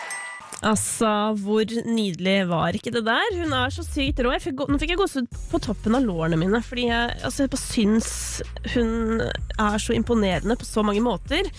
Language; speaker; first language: Norwegian; native; Norwegian